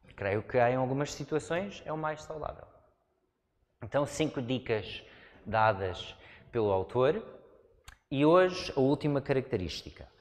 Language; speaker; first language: Portuguese; non-native, fluent; English